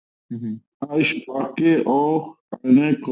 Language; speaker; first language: German; non-native, learner; Urdu